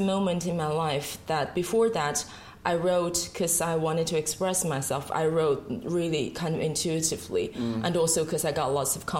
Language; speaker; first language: English; non-native, fluent; Chinese